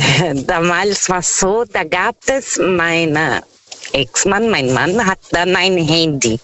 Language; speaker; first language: German; non-native, fluent; Portuguese